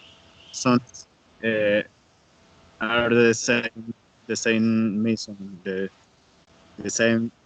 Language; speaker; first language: English; non-native, learner; Spanish